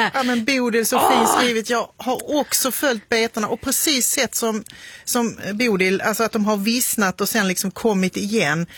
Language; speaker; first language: Swedish; native; Swedish